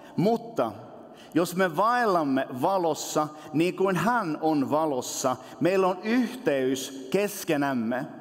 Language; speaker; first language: Finnish; non-native, local second language; Swedish